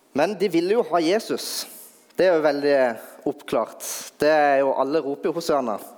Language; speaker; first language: Norwegian; native; Norwegian